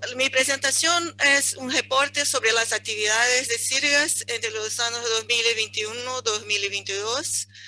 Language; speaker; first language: Spanish; non-native, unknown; Portuguese